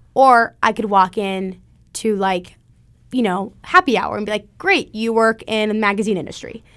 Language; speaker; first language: English; native; English